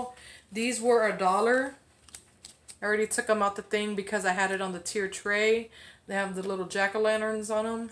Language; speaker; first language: English; native; English